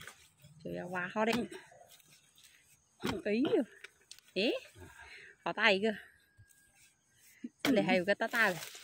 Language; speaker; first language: Chinese; native; Chinese